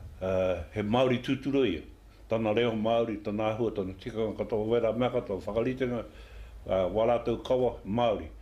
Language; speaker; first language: Māori; native; Māori